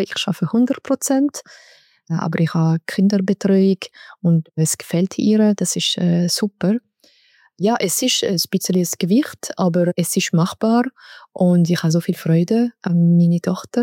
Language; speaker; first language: German; non-native, local second language; French